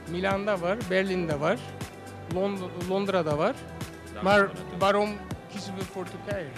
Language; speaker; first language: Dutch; early bilingual, other home language; Turkish